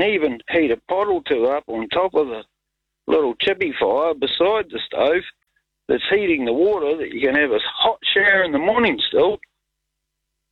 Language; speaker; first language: English; native; English